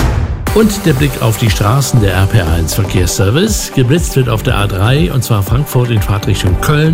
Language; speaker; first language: German; native; German